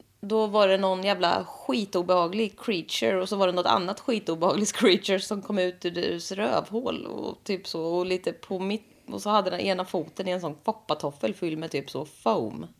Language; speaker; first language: Swedish; native; Swedish